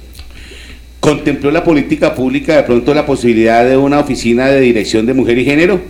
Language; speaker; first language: Spanish; native; Spanish